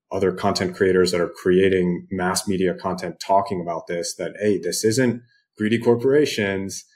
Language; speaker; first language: English; native; English